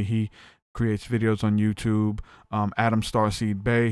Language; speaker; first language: English; native; English